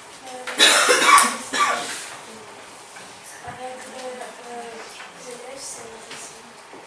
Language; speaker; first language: French; non-native, learner; Ukrainian